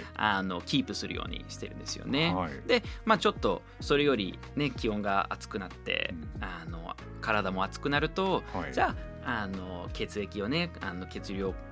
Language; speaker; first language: Japanese; non-native, fluent; English